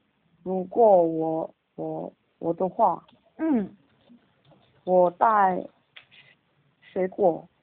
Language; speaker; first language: Chinese; non-native, learner; Korean